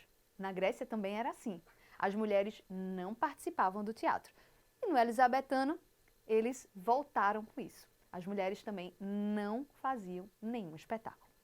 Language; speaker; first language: Portuguese; native; Portuguese